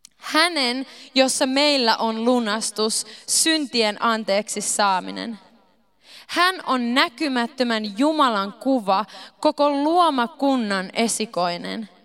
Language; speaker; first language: Finnish; early bilingual, heritage; Finnish